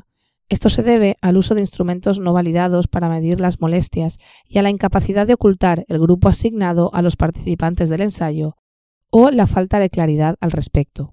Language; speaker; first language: Spanish; native; Spanish